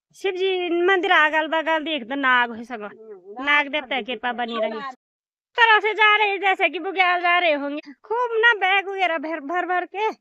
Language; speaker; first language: Hindi; native; Hindi